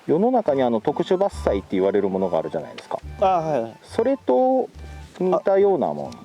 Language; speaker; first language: Japanese; native; Japanese